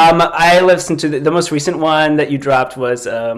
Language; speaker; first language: English; native; English